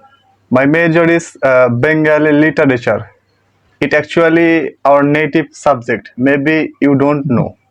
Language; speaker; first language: English; non-native, learner; Bangla